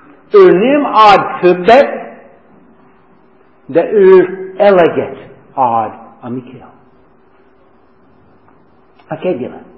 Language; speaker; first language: Hungarian; non-native, fluent; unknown